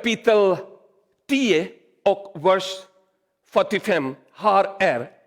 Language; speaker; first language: Swedish; non-native, learner; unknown